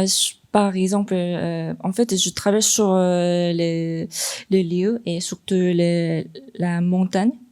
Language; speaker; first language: French; non-native, fluent; Korean